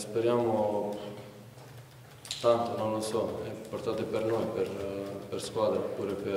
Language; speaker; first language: Italian; non-native, learner; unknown